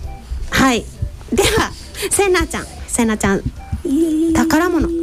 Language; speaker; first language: Japanese; native; Japanese